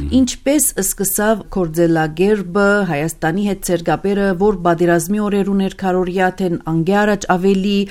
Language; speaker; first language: Armenian; early bilingual, heritage; Armenian